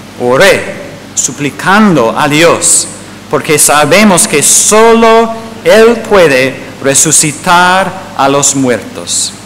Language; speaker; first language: Spanish; non-native, fluent; English